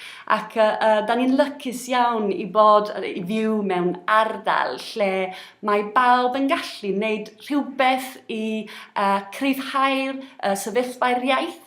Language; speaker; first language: Welsh; non-native, learner; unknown